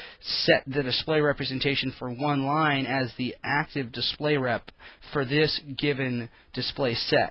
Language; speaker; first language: English; native; English